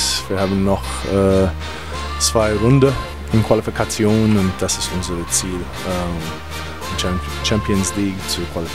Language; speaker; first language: German; non-native, fluent; English